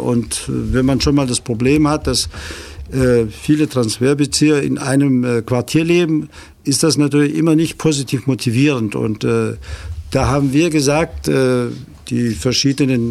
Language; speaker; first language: German; native; German